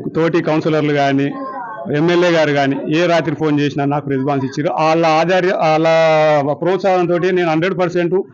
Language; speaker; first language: Telugu; native; Telugu